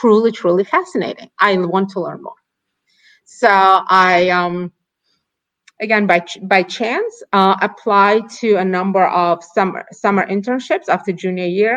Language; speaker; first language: English; non-native, fluent; Ukrainian